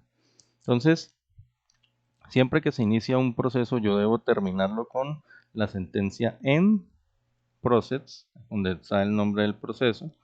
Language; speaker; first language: Spanish; native; Spanish